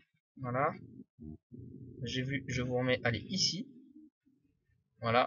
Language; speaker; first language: French; native; French